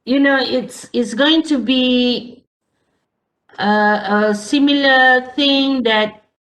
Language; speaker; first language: English; non-native, local second language; Malay